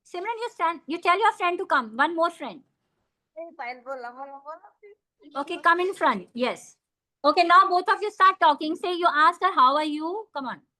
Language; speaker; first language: English; non-native, fluent; Hindi